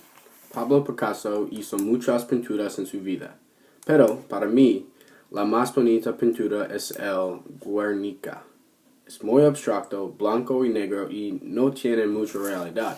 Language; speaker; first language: Spanish; non-native, learner; English